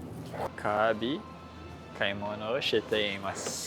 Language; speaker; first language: Japanese; non-native, learner; Portuguese